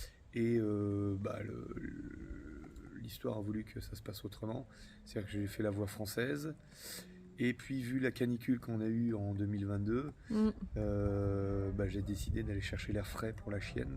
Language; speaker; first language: French; native; French